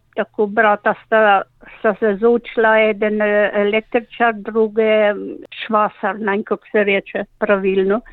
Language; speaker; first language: Slovenian; native; Slovenian